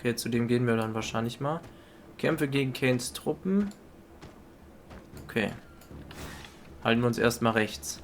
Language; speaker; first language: German; native; German